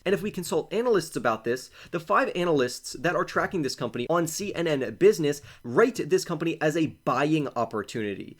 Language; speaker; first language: English; native; English